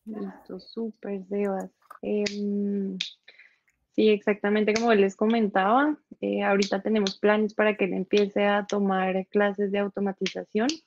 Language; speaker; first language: Spanish; native; Spanish